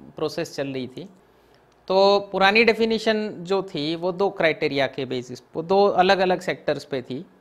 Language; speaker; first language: Hindi; non-native, local second language; Gujarati